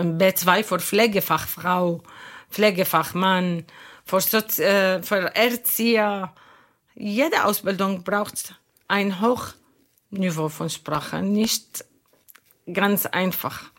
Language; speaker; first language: German; non-native, local second language; Arabic